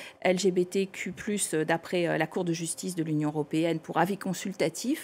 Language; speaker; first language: French; native; French